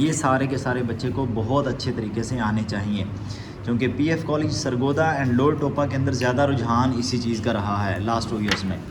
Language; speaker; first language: Urdu; non-native, local second language; Punjabi